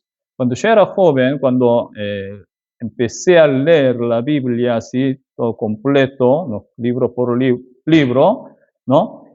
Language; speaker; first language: Spanish; non-native, fluent; Korean